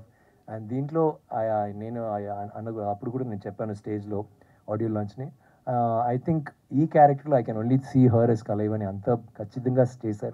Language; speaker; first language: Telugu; non-native, learner; Tamil